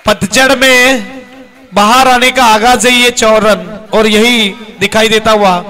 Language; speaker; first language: Hindi; non-native, local second language; Marathi